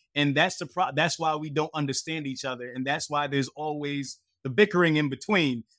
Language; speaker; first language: English; native; English